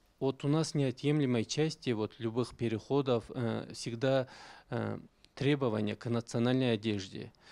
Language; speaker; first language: Russian; non-native, local second language; Karachay-Balkar